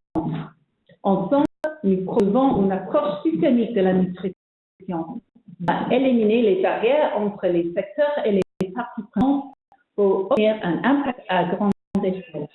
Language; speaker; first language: French; non-native, fluent; English